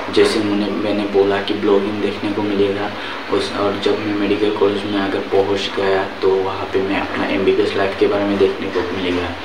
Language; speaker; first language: Hindi; non-native, local second language; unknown